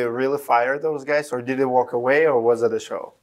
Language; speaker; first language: English; non-native, fluent; Russian